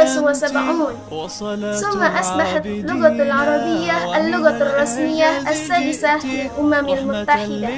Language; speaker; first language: Arabic; non-native, learner; Indonesian